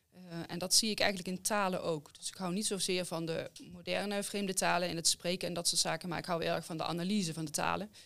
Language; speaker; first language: Dutch; native; Dutch